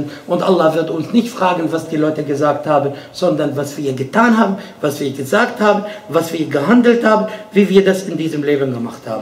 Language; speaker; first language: German; non-native, fluent; Arabic